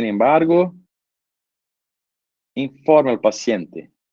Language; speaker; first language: Spanish; non-native, fluent; Portuguese